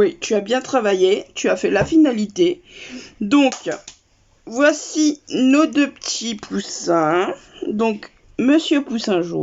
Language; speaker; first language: French; native; French